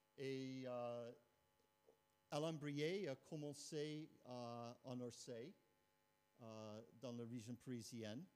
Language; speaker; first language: French; non-native, fluent; English